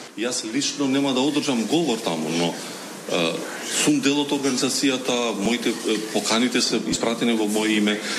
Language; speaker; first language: Macedonian; non-native, local second language; Albanian